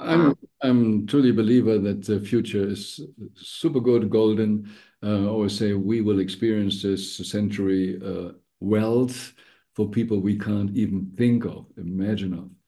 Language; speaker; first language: English; non-native, fluent; German